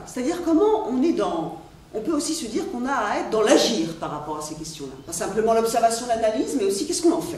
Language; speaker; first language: French; native; French